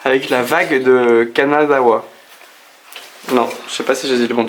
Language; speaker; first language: French; native; French